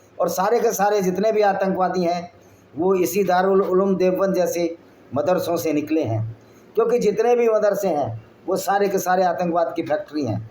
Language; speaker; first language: Hindi; native; Hindi